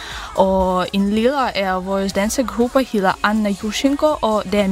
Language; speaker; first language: Danish; non-native, fluent; Ukrainian